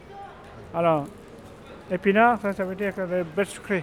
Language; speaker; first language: French; non-native, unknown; Hmong